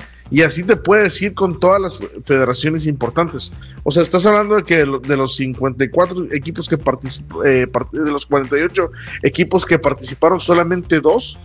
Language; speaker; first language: Spanish; native; Spanish